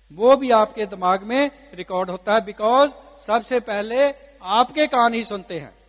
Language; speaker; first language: Hindi; non-native, local second language; Punjabi